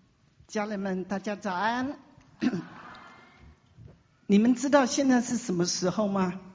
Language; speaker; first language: Chinese; native; Chinese